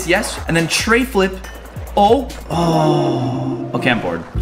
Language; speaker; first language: English; native; English